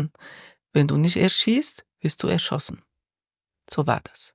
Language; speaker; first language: German; non-native, learner; Arabic